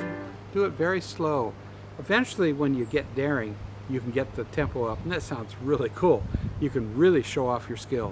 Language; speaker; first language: English; native; English